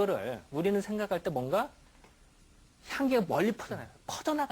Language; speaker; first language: Korean; native; Korean